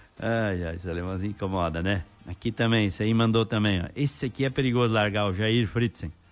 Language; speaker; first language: Portuguese; native; Portuguese